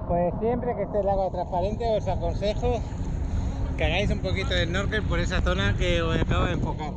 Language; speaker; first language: Spanish; native; Spanish